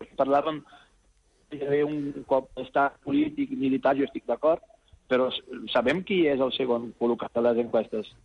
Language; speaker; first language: Catalan; non-native, fluent; Portuguese